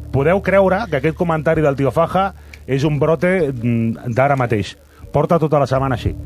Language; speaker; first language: Catalan; native; Catalan